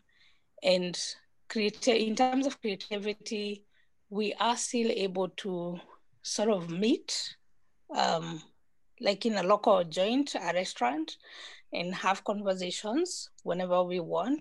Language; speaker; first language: English; non-native, local second language; Kikuyu